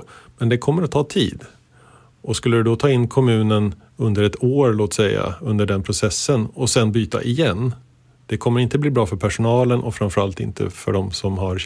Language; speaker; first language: Swedish; native; Swedish